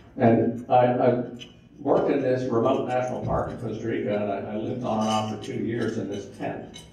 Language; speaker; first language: English; native; English